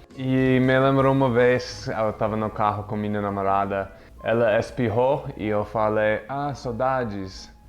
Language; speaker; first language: Portuguese; non-native, fluent; English